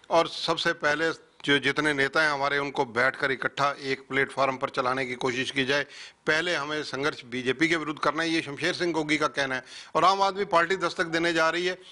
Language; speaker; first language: Hindi; native; Hindi